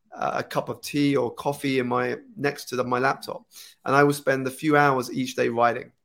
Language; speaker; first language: English; native; English